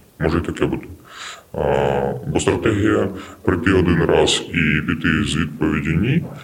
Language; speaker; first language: Ukrainian; non-native, local second language; Russian